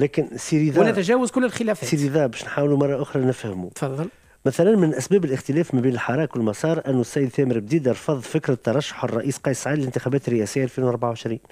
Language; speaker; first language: Arabic; native; Arabic